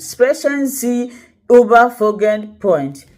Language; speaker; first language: German; non-native, learner; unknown